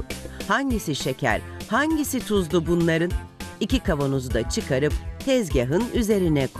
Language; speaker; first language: Turkish; native; Turkish